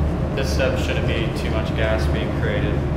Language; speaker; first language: English; native; English